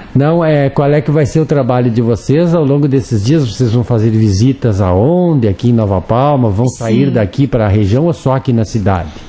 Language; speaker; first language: Portuguese; native; Portuguese